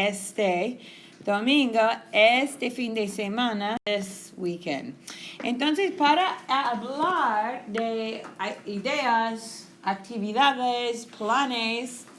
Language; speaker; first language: Spanish; non-native, fluent; English